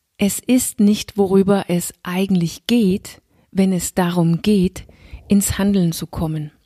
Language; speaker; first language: German; non-native, fluent; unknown